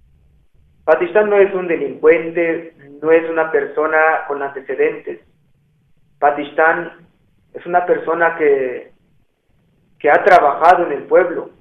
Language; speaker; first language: Spanish; non-native, local second language; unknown